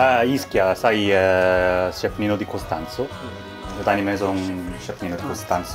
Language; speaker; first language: Italian; non-native, learner; Korean